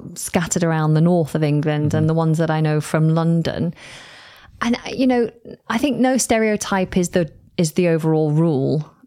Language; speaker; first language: English; native; English